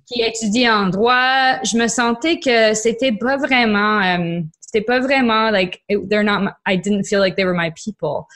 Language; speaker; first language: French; non-native, local second language; English